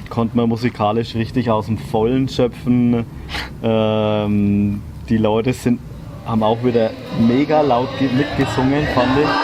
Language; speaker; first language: German; native; German